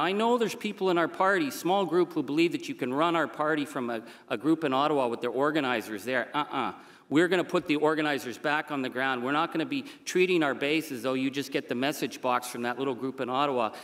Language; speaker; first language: English; native; English